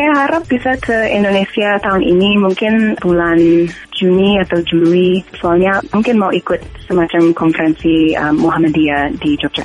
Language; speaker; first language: Indonesian; non-native, fluent; English